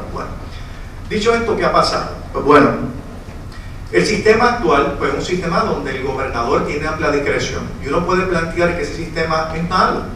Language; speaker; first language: Spanish; native; Spanish